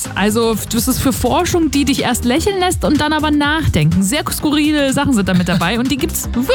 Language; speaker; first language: German; native; German